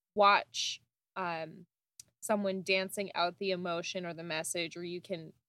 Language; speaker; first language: English; native; English